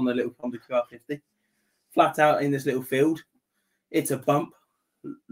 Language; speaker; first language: English; native; English